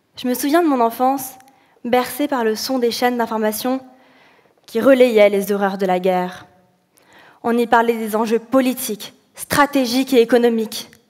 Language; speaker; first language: French; early bilingual, other home language; Arabic